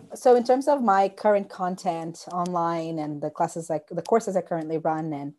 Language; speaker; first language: English; non-native, fluent; Portuguese